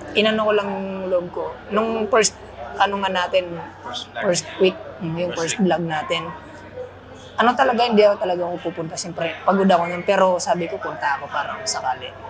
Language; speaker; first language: Filipino; non-native, local second language; Waray